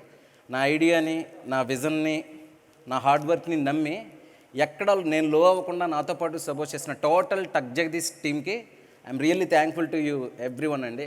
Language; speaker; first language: Telugu; native; Telugu